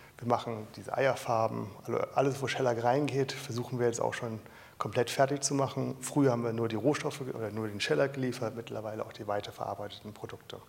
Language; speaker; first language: German; native; German